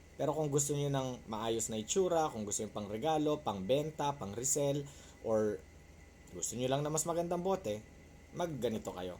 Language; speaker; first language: Filipino; non-native, local second language; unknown